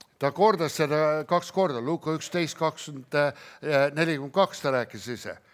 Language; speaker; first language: Estonian; early bilingual, heritage; Estonian